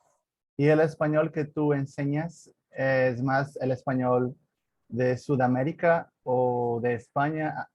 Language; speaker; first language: Spanish; non-native, fluent; Portuguese